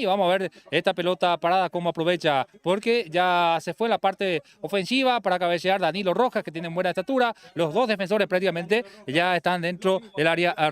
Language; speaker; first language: Spanish; native; Spanish